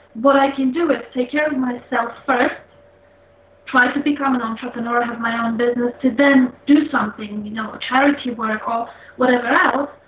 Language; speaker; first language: English; non-native, fluent; Polish